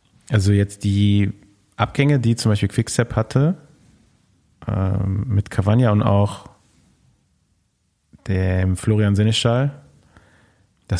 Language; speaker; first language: German; native; German